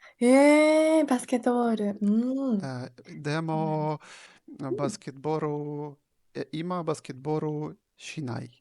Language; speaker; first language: Japanese; non-native, learner; Ukrainian